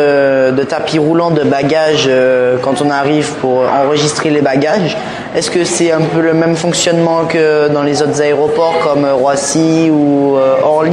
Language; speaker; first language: French; native; French